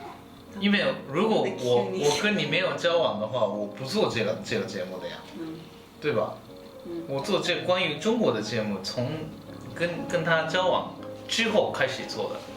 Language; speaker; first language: Chinese; non-native, fluent; Japanese